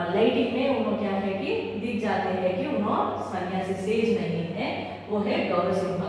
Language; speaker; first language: Hindi; non-native, local second language; Telugu